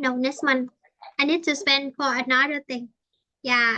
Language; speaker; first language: English; non-native, fluent; Vietnamese